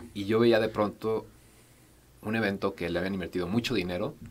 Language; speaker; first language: Spanish; native; Spanish